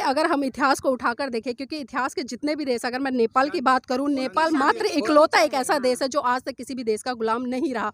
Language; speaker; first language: Hindi; native; Hindi